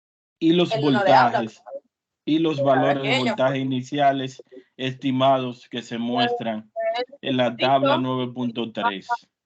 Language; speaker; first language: Spanish; native; Spanish